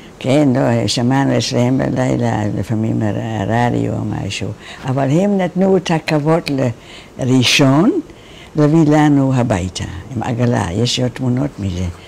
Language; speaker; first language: Hebrew; non-native, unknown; Dutch